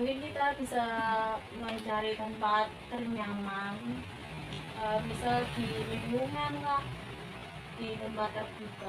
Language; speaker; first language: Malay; non-native, local second language; Javanese